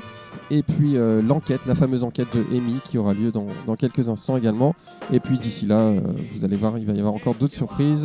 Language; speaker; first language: French; native; French